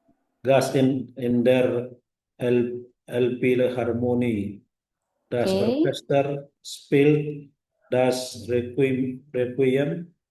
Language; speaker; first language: German; non-native, learner; Indonesian